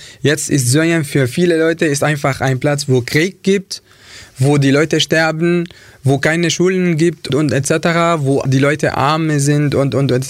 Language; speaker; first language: German; non-native, fluent; Arabic